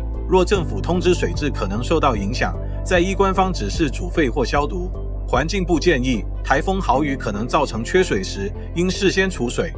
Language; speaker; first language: Chinese; native; Chinese